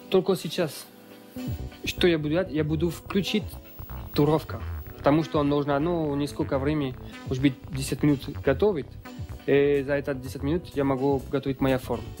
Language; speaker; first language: Russian; non-native, learner; French